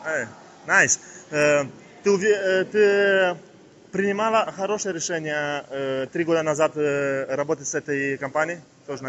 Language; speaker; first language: Russian; non-native, fluent; Italian